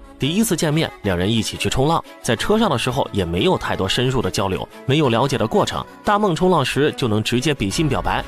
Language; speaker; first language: Chinese; native; Chinese